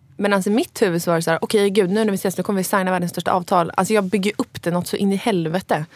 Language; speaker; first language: Swedish; early bilingual, other home language; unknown